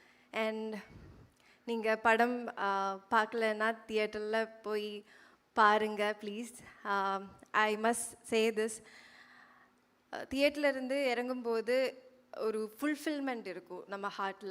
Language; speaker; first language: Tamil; non-native, fluent; Malayalam